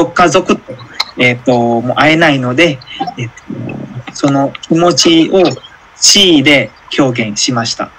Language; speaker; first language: Japanese; non-native, fluent; Indonesian